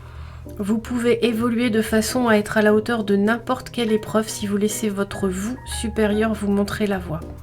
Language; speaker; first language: French; native; French